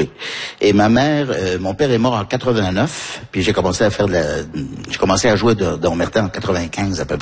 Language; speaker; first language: French; early bilingual, other home language; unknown